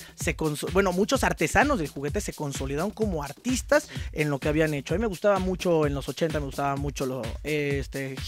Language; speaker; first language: Spanish; native; Spanish